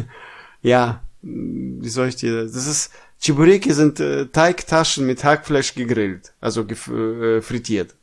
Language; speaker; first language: German; non-native, fluent; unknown